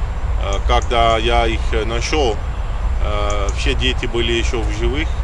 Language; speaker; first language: Russian; non-native, fluent; Dutch